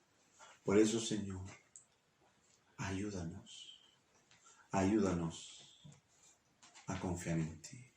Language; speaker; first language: Spanish; native; Spanish